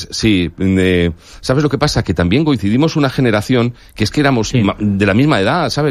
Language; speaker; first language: Spanish; native; Spanish